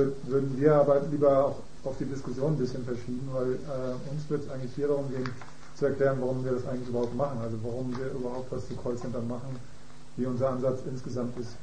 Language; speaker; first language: German; native; German